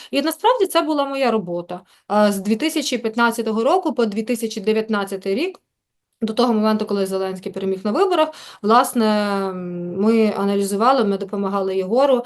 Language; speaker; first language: Ukrainian; native; Ukrainian